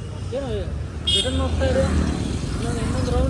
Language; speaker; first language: Kannada; non-native, learner; Telugu